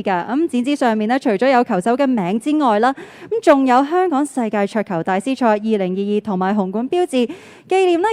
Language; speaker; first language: Cantonese; native; Cantonese